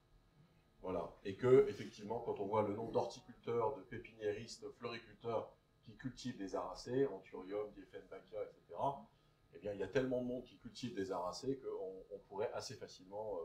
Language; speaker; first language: French; native; French